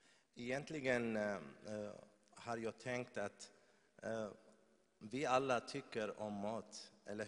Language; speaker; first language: Swedish; non-native, fluent; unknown